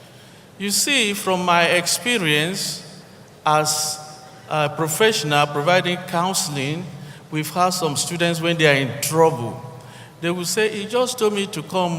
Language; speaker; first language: English; non-native, local second language; Yoruba